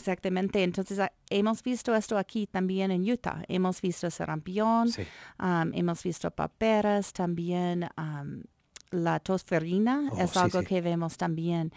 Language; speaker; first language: Spanish; non-native, fluent; English